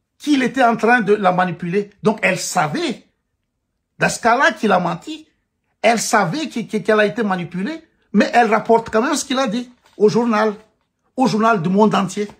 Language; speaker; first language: French; non-native, local second language; Malagasy